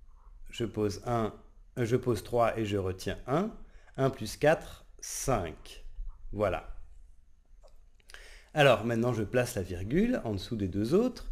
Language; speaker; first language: French; native; French